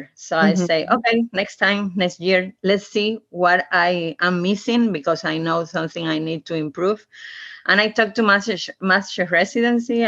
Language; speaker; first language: English; non-native, learner; Spanish